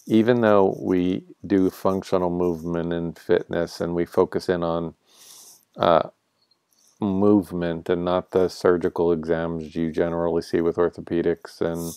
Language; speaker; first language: English; native; English